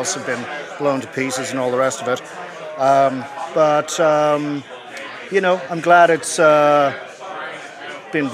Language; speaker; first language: English; native; English